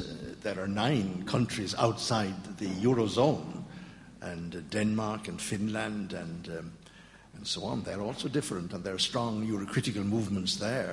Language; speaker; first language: English; native; English